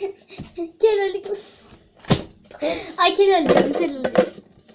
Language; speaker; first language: Turkish; native; Turkish